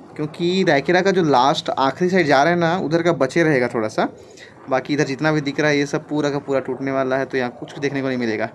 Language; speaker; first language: Hindi; native; Hindi